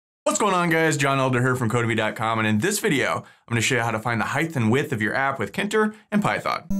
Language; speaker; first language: English; native; English